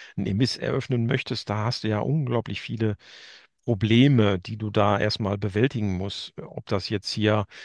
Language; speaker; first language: German; native; German